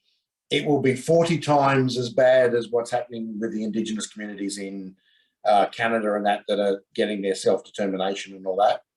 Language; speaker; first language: English; native; English